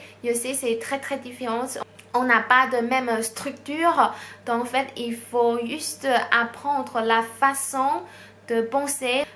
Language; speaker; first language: French; non-native, fluent; Chinese